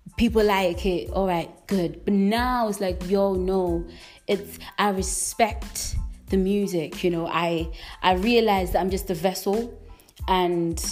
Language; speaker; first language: English; non-native, local second language; Nyanja